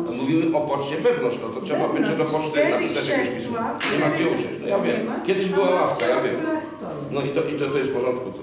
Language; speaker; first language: Polish; native; Polish